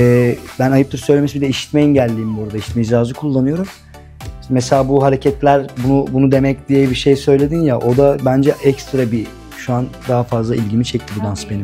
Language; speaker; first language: Turkish; native; Turkish